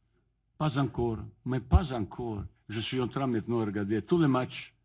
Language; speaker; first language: French; non-native, learner; Bosnian